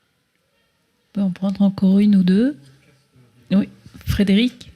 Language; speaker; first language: French; native; French